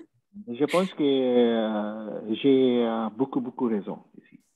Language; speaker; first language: French; non-native, learner; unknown